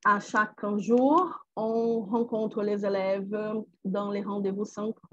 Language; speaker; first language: French; non-native, fluent; Portuguese